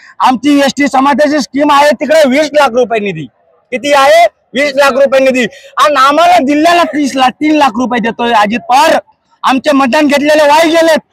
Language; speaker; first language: Marathi; non-native, local second language; Lambadi